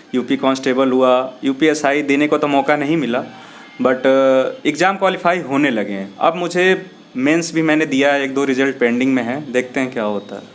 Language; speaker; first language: Hindi; native; Hindi